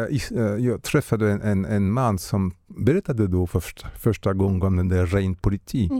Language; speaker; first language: Swedish; non-native, fluent; French